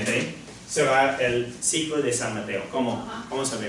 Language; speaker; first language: Spanish; non-native, fluent; English